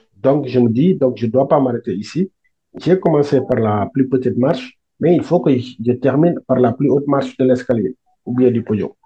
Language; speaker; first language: French; non-native, local second language; Wolof